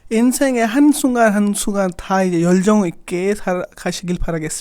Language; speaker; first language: Korean; non-native, fluent; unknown